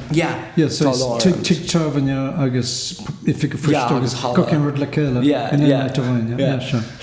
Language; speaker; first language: Irish; native; Irish